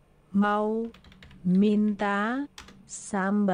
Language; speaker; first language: Indonesian; non-native, learner; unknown